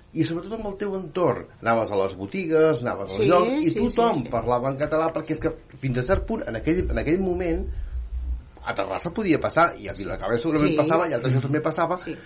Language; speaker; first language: Catalan; native; Catalan